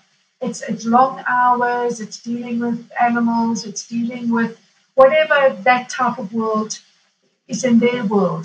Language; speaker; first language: English; native; English